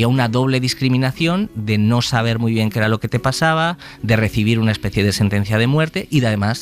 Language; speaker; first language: Spanish; native; Spanish